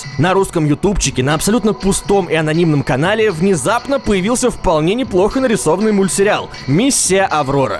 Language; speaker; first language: Russian; native; Russian